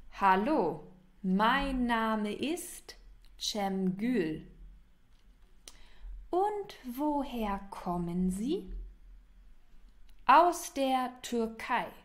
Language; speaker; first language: German; non-native, fluent; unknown